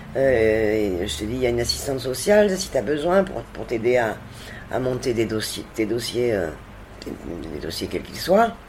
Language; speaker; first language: French; native; French